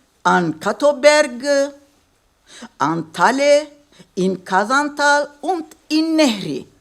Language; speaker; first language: German; non-native, fluent; Kurdish